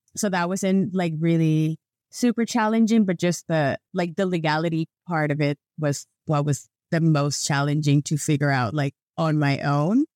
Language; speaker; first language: English; non-native, fluent; Spanish